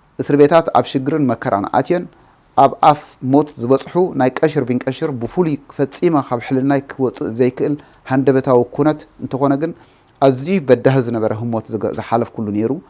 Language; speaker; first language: Tigrinya; native; Tigrinya